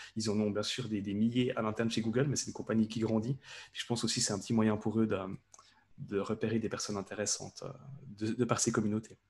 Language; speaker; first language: French; native; French